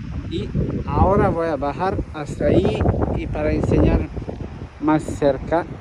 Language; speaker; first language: Spanish; non-native, learner; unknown